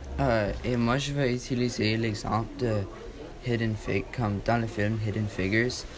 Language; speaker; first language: French; non-native, learner; English